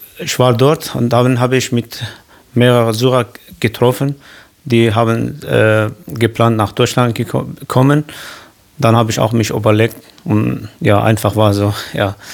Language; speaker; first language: German; non-native, learner; Kurdish